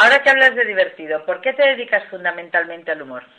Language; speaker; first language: Spanish; native; Spanish